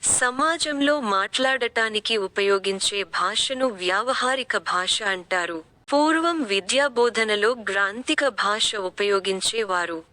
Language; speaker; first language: Telugu; native; Telugu